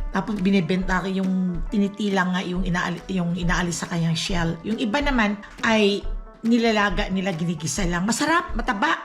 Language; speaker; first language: Filipino; non-native, local second language; Cebuano